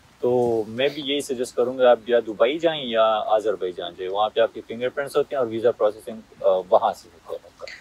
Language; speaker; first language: Hindi; non-native, local second language; Pashto